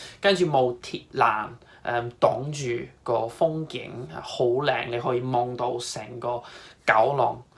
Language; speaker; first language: Cantonese; non-native, fluent; English